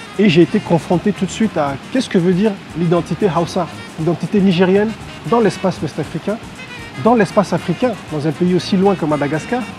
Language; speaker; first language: French; non-native, local second language; Hausa